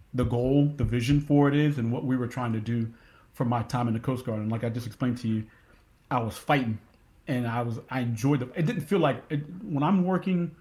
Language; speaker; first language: English; native; English